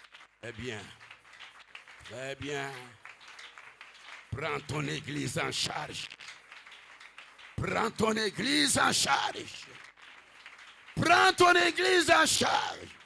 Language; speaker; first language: French; non-native, local second language; Lingala